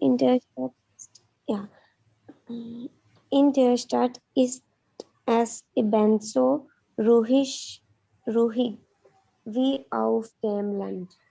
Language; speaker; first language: German; non-native, learner; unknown